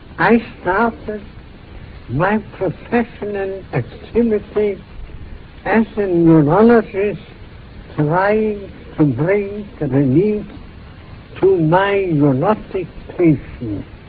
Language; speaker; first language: English; non-native, fluent; German